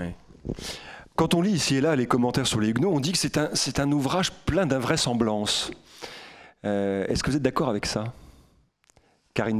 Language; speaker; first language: French; native; French